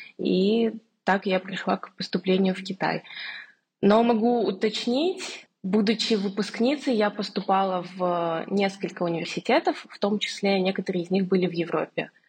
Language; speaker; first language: Russian; native; Russian